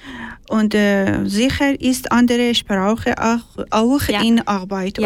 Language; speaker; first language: German; non-native, learner; Persian